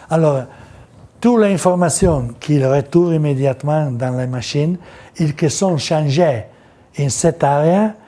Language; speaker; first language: French; non-native, learner; Italian